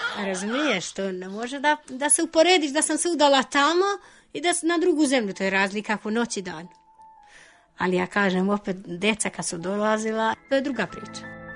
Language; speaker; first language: Serbian; non-native, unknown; Albanian